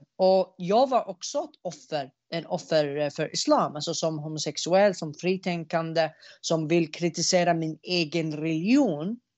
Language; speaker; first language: Swedish; early bilingual, other home language; Arabic